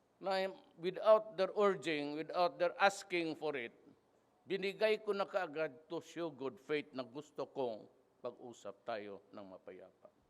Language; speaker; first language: Filipino; non-native, local second language; Cebuano